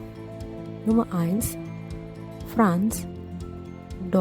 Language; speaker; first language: German; non-native, fluent; Indonesian